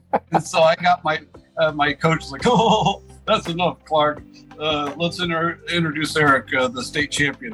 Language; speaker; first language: English; early bilingual, other home language; Spanish